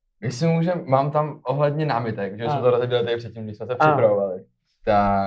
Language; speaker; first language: Czech; native; Czech